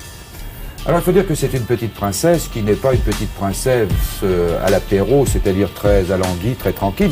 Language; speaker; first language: French; native; French